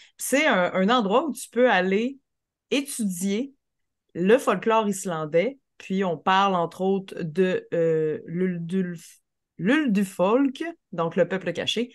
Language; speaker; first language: French; native; French